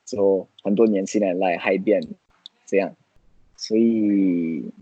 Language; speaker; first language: Chinese; non-native, fluent; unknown